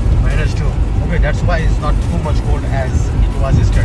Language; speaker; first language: English; non-native, local second language; Hindi